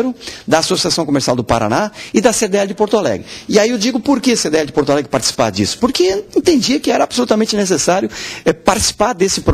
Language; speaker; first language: Portuguese; native; Portuguese